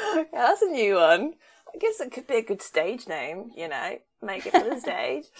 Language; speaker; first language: English; native; English